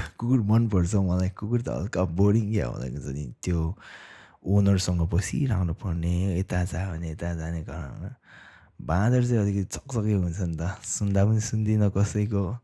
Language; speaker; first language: Nepali; non-native, local second language; Tibetan